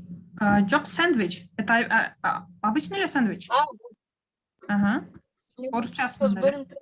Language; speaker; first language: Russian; native; Russian